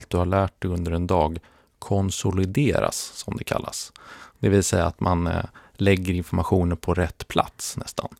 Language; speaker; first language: Swedish; native; Swedish